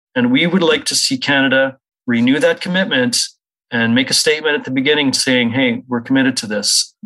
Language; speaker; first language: English; native; English